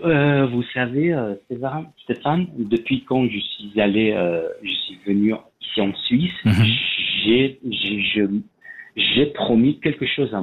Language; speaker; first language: French; non-native, fluent; Persian